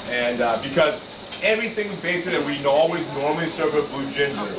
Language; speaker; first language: English; native; English